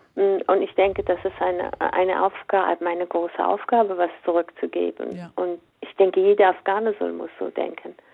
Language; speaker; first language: German; non-native, fluent; Persian